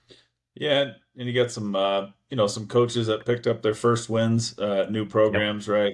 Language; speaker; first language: English; native; English